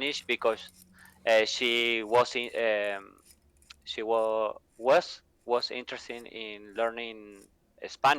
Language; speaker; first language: English; non-native, learner; Spanish